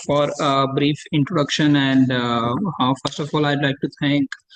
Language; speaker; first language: English; non-native, local second language; Gujarati